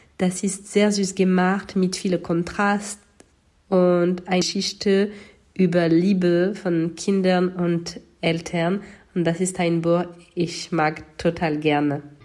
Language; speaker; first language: German; non-native, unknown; French